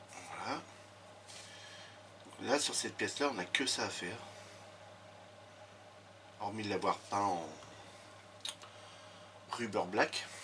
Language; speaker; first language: French; native; French